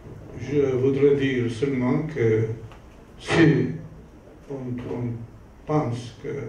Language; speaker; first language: French; non-native, fluent; Albanian